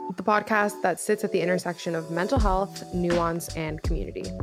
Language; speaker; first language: English; early bilingual, other home language; Spanish